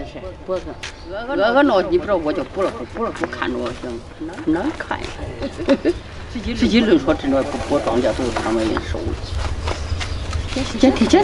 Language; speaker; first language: Chinese; native; Chinese